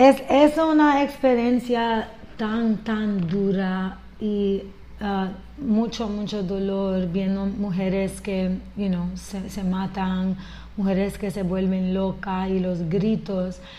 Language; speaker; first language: Spanish; early bilingual, heritage; Spanish